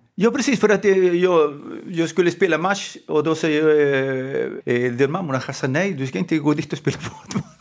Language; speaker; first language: Swedish; non-native, fluent; Spanish